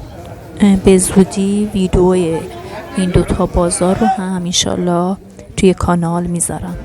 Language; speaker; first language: Persian; native; Persian